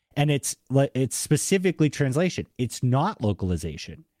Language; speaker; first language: English; native; English